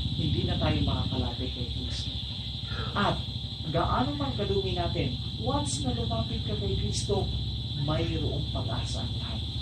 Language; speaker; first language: Filipino; non-native, local second language; Cebuano